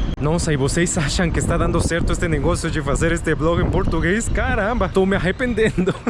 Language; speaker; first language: Portuguese; non-native, fluent; Spanish